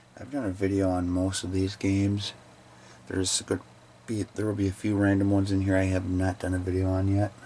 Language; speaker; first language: English; native; English